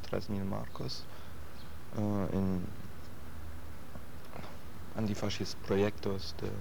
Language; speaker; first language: Spanish; non-native, learner; German